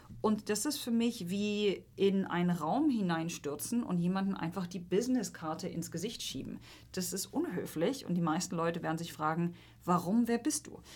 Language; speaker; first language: German; non-native, fluent; Polish